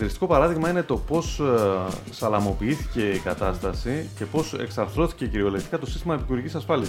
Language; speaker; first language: Greek; native; Greek